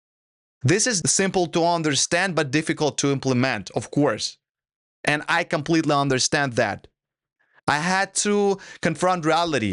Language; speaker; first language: English; non-native, fluent; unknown